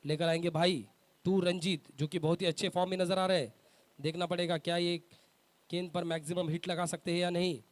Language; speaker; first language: Hindi; non-native, local second language; Marathi